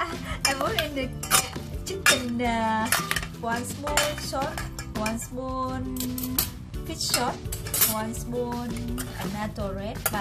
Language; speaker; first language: English; non-native, learner; Vietnamese